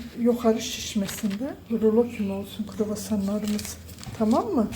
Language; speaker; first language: Turkish; early bilingual, heritage; Turkish